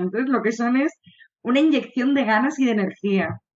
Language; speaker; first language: Spanish; native; Spanish